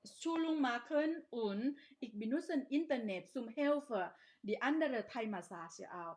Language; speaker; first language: German; non-native, learner; Thai